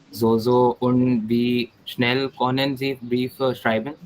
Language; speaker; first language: German; non-native, learner; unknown